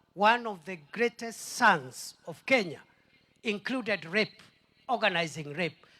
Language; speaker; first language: English; non-native, local second language; Swahili